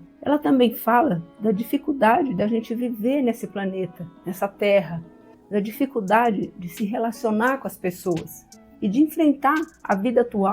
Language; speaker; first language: Portuguese; native; Portuguese